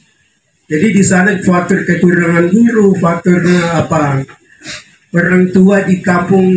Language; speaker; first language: Indonesian; non-native, local second language; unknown